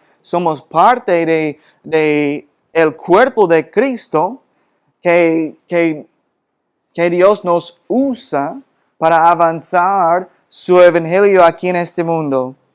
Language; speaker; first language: Spanish; non-native, fluent; English